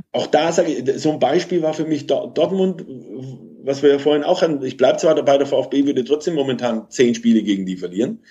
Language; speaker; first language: German; native; German